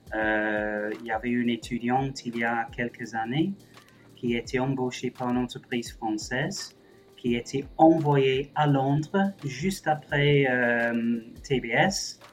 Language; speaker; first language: French; non-native, fluent; English